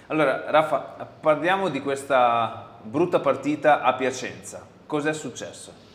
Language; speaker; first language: Italian; native; Italian